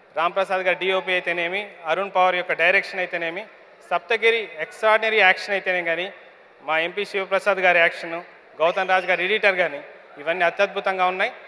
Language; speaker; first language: Telugu; native; Telugu